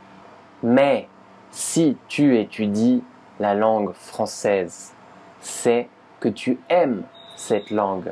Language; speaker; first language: French; native; French